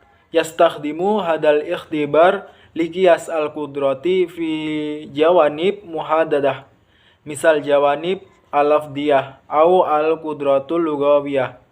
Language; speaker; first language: Arabic; non-native, learner; Indonesian